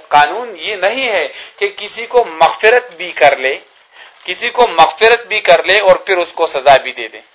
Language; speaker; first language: Urdu; non-native, local second language; Pashto